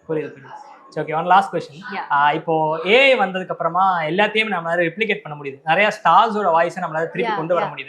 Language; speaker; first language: Tamil; native; Tamil